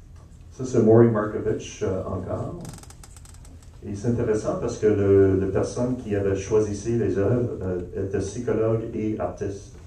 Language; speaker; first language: French; non-native, local second language; English